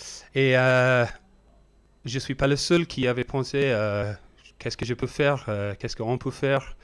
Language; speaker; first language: French; non-native, learner; English